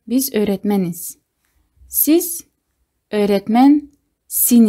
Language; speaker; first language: Turkish; non-native, fluent; Kazakh